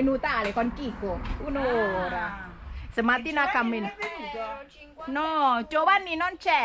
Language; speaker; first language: Italian; non-native, learner; Thai